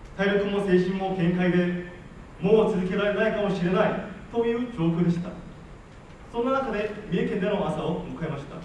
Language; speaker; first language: Japanese; non-native, fluent; Korean